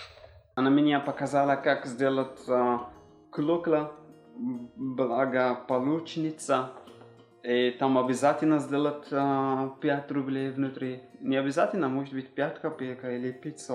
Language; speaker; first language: Russian; non-native, learner; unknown